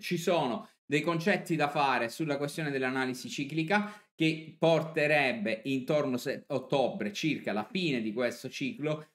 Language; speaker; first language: Italian; native; Italian